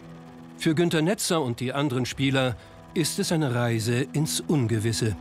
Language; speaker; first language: German; native; German